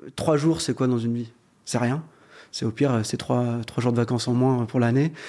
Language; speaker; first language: French; native; French